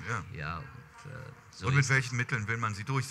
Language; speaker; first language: German; native; German